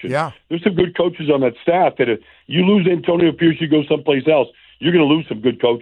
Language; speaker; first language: English; native; English